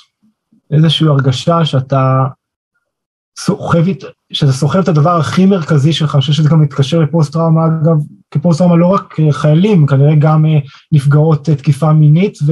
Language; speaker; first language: Hebrew; native; Hebrew